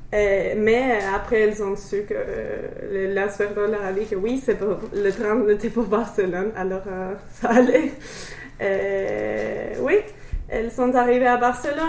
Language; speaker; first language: French; non-native, fluent; English